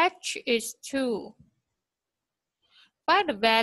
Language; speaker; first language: English; non-native, local second language; Chinese